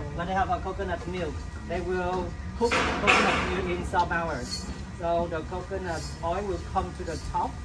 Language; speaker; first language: English; non-native, fluent; Vietnamese